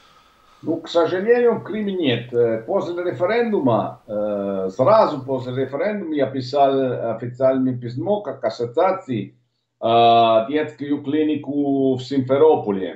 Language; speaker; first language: Russian; non-native, learner; Italian